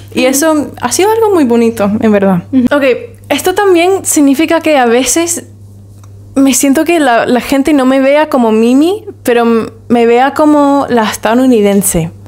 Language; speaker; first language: Spanish; non-native, fluent; English